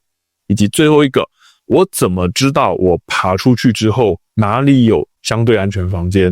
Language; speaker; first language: Chinese; native; Chinese